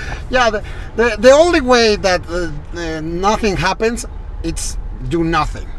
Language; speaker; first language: English; non-native, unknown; Spanish